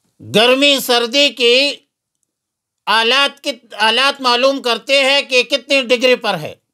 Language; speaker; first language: Urdu; non-native, local second language; Pashto